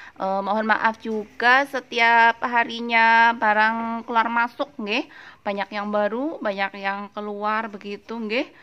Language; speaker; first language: Indonesian; non-native, local second language; Javanese